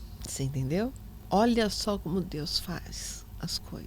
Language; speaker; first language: Portuguese; native; Portuguese